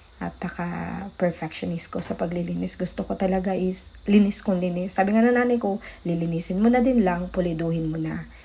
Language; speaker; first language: Filipino; native; Filipino